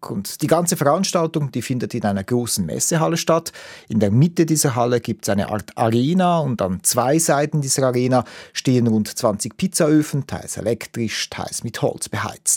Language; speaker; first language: German; native; German